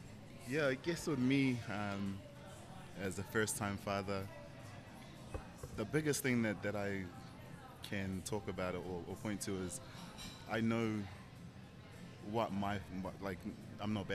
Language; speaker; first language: English; early bilingual, other home language; Tongan